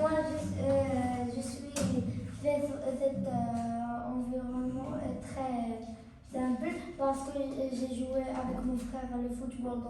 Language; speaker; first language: French; non-native, learner; Arabic